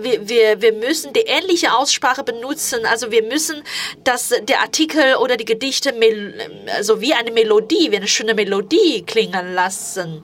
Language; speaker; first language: German; non-native, fluent; Chinese